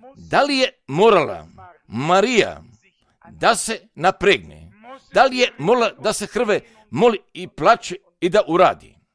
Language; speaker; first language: Serbian; non-native, fluent; German